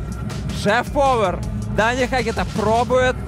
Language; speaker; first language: Russian; native; Russian